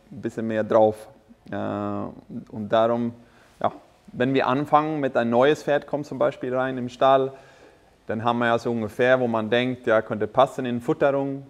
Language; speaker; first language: German; non-native, fluent; Swedish